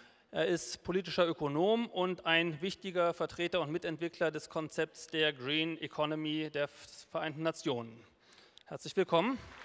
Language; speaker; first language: German; native; German